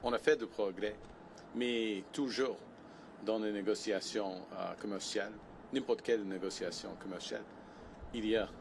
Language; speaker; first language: French; non-native, local second language; English